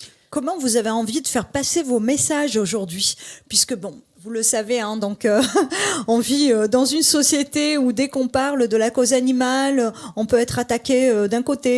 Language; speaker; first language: French; native; French